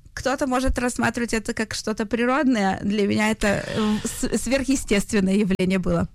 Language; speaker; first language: Russian; native; Russian